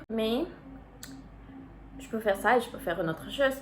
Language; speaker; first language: French; non-native, learner; Spanish